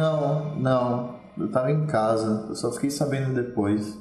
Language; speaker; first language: Portuguese; native; Portuguese